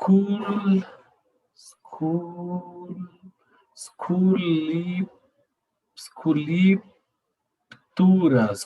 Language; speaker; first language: Russian; non-native, learner; Portuguese